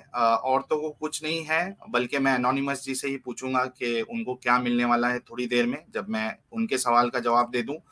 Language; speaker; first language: Hindi; native; Hindi